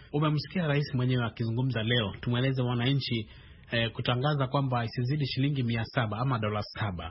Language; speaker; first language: Swahili; non-native, local second language; Kamba